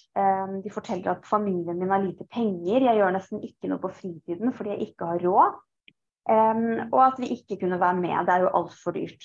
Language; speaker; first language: Norwegian; early bilingual, other home language; Persian